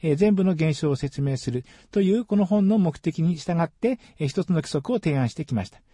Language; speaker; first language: Japanese; native; Japanese